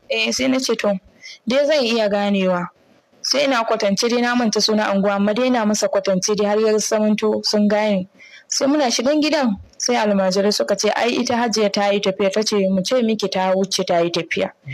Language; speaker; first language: Hausa; non-native, local second language; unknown